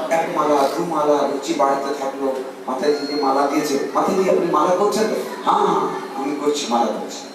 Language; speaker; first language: Bangla; non-native, local second language; Hindi